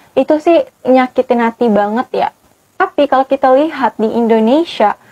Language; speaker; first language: Malay; native; Malay